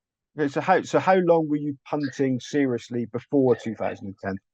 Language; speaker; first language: English; native; English